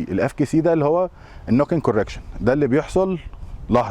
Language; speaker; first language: Arabic; native; Arabic